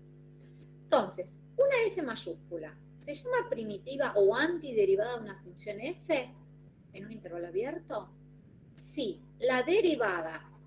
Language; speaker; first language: Spanish; native; Spanish